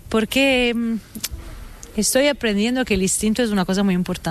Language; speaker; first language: Spanish; non-native, fluent; Italian